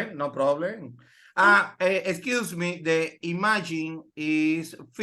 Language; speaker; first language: English; non-native, learner; Spanish